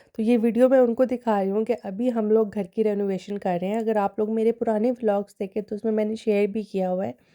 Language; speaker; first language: Urdu; non-native, local second language; Punjabi